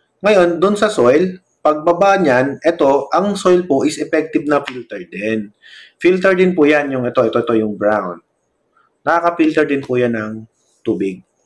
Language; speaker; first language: Filipino; non-native, local second language; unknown